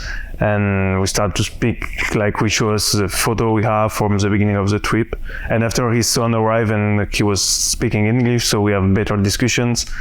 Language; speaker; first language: English; non-native, fluent; French